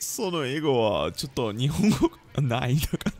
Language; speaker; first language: Japanese; non-native, learner; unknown